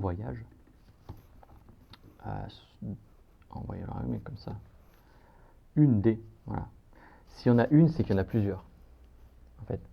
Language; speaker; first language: French; native; French